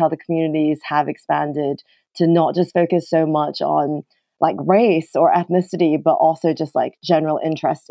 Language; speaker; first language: English; non-native, local second language; Cantonese